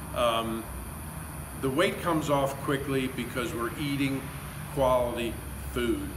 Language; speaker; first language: English; native; English